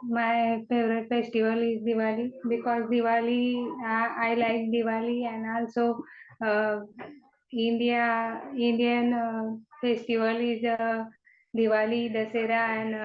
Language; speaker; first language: English; non-native, learner; Kannada